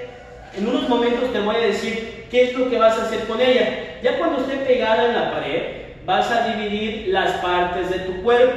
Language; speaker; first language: Spanish; native; Spanish